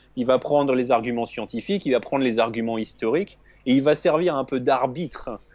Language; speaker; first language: French; native; French